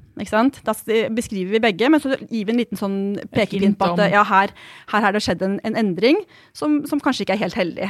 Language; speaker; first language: Norwegian; native; Norwegian